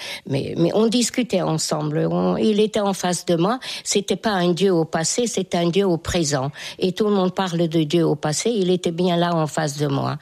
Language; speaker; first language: French; non-native, fluent; Hungarian